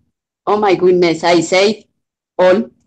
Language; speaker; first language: English; non-native, learner; Spanish